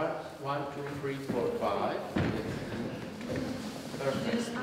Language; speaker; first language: English; non-native, learner; Czech